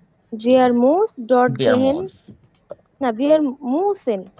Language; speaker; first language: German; non-native, learner; Bangla